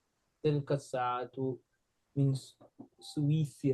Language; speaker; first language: Arabic; non-native, learner; English